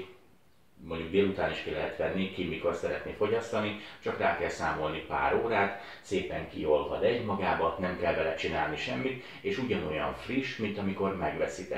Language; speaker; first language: Hungarian; native; Hungarian